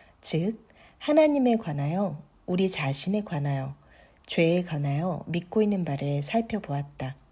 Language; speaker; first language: Korean; native; Korean